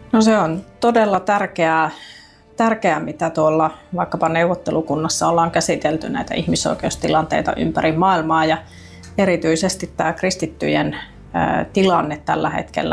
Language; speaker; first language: Finnish; native; Finnish